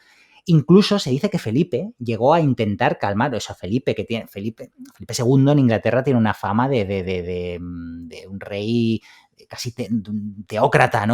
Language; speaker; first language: Spanish; native; Spanish